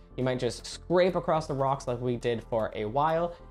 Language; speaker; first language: English; native; English